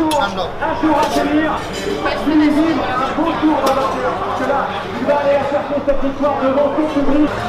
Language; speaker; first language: French; native; French